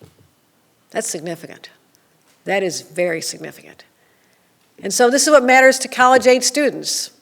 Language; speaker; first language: English; native; English